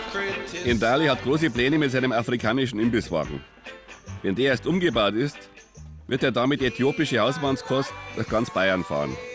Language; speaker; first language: German; native; German